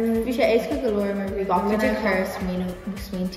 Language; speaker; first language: Irish; non-native, learner; English